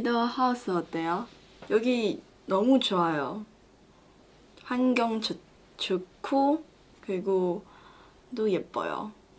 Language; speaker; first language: Korean; non-native, learner; Chinese